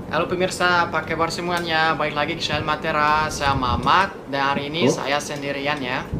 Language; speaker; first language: Indonesian; non-native, fluent; French